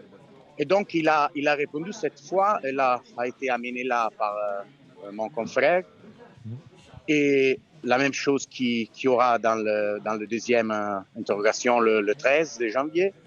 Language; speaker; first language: French; non-native, fluent; Italian